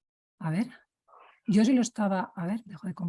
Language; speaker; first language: Spanish; native; Spanish